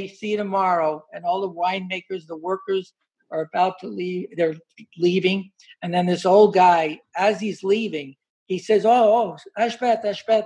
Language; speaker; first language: English; native; English